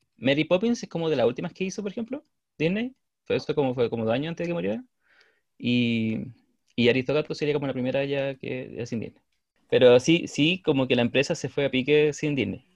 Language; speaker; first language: Spanish; native; Spanish